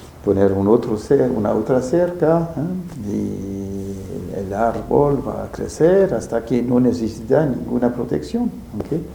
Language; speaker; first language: Spanish; non-native, fluent; French